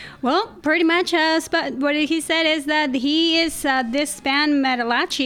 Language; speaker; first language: English; early bilingual, other home language; Spanish